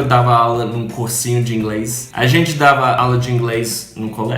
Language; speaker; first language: Portuguese; non-native, fluent; English